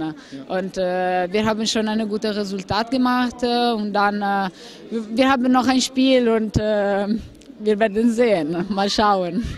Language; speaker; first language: German; non-native, fluent; Italian